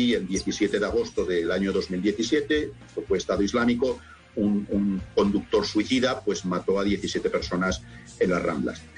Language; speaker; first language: Spanish; native; Spanish